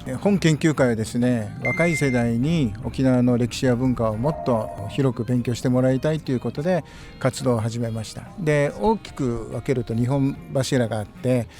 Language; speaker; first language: Japanese; native; Japanese